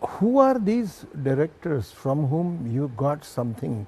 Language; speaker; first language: English; non-native, local second language; Marathi